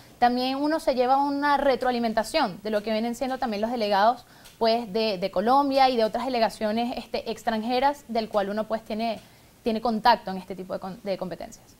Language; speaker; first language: Spanish; native; Spanish